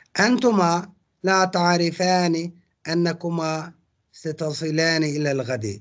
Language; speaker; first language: Arabic; non-native, fluent; Turkish